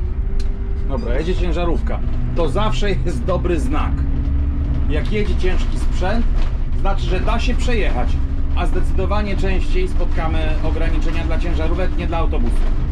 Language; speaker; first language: Polish; native; Polish